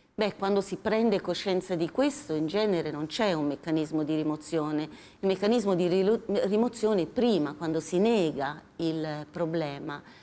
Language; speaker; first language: Italian; native; Italian